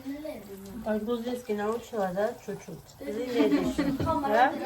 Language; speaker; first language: Russian; non-native, learner; Georgian